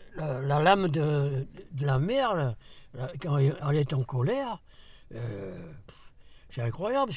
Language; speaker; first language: French; native; French